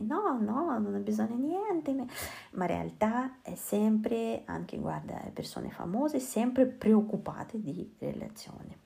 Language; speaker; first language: Italian; non-native, learner; Russian